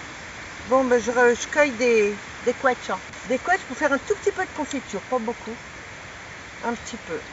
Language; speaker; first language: French; native; French